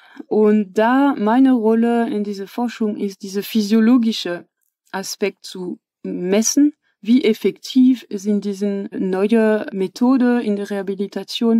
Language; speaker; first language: German; non-native, fluent; French